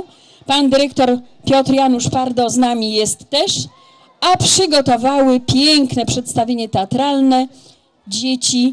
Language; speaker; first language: Polish; native; Polish